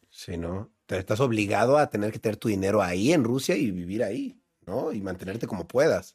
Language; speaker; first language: Spanish; native; Spanish